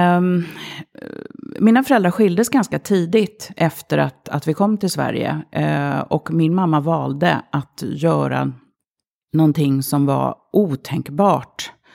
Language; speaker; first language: Swedish; early bilingual, other home language; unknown